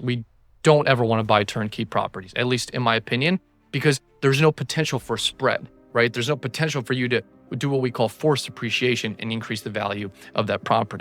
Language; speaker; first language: English; native; English